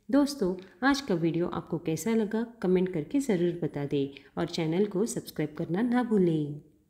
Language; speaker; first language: Hindi; non-native, local second language; Marathi